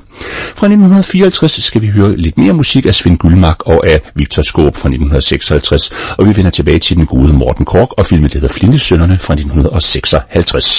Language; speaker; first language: Danish; native; Danish